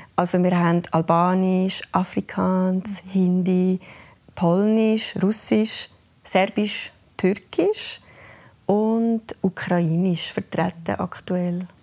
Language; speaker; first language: German; early bilingual, other home language; Albanian